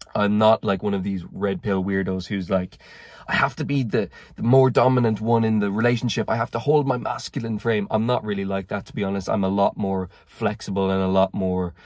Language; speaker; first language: English; native; English